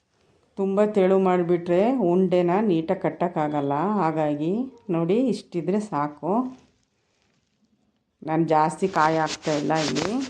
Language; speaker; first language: Kannada; native; Kannada